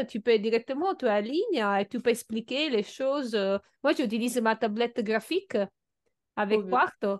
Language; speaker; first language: French; non-native, fluent; Italian